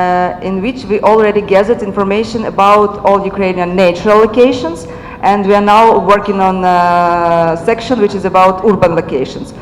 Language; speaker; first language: English; non-native, fluent; Ukrainian